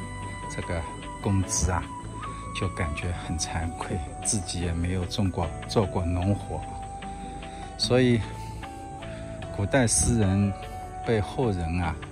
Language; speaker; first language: Chinese; native; Chinese